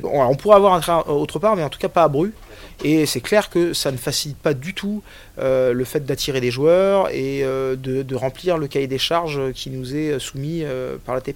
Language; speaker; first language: French; native; French